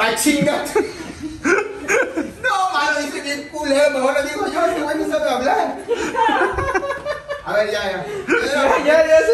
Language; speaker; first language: Spanish; native; Spanish